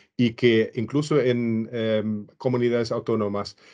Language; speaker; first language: Spanish; non-native, fluent; German